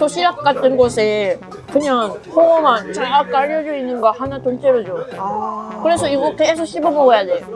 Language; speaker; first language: Korean; non-native, fluent; Japanese